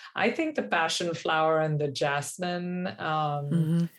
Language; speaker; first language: English; non-native, local second language; Hindi